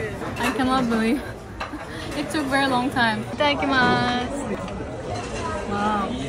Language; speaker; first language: English; non-native, local second language; Assamese